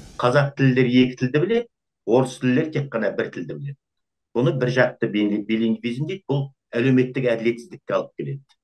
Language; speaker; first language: Kazakh; native; Kazakh